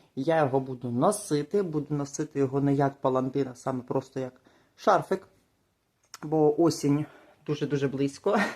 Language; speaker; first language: Ukrainian; non-native, local second language; Russian